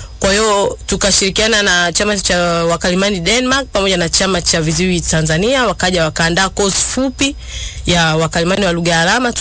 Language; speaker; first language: Swahili; non-native, local second language; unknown